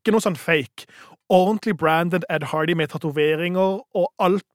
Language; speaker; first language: Norwegian; native; Norwegian